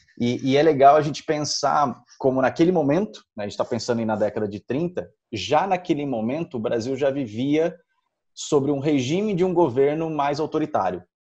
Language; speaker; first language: Portuguese; early bilingual, other home language; Spanish